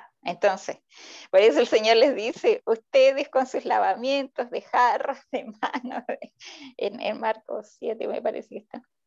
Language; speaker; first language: Spanish; native; Spanish